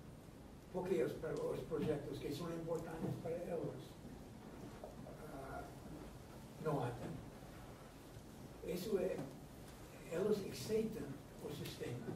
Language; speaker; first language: Portuguese; non-native, fluent; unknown